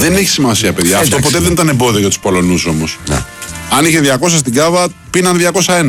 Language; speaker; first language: Greek; native; Greek